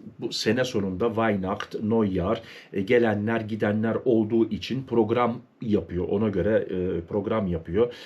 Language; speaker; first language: Turkish; native; Turkish